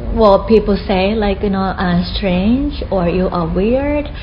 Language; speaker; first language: English; non-native, fluent; Japanese